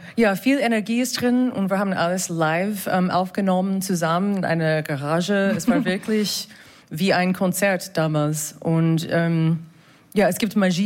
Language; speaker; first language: German; non-native, fluent; English